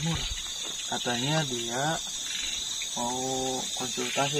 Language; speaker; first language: Indonesian; native; Indonesian